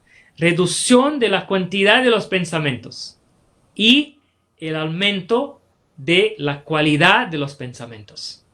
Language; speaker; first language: Spanish; non-native, fluent; Portuguese